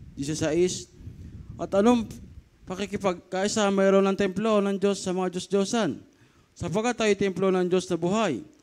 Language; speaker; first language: Filipino; native; Filipino